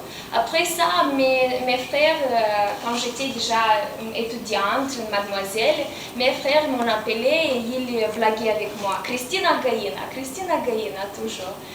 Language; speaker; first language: French; non-native, fluent; Romanian